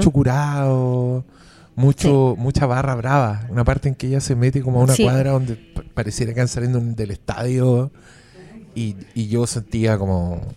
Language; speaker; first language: Spanish; native; Spanish